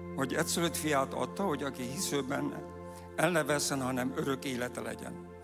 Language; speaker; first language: Hungarian; early bilingual, heritage; Hungarian